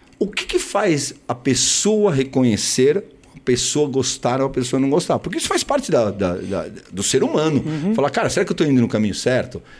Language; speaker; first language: Portuguese; early bilingual, other home language; Spanish